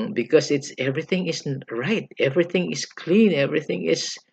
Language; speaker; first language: English; non-native, local second language; Filipino